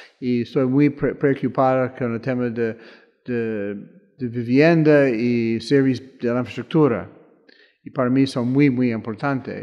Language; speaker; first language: Spanish; non-native, fluent; English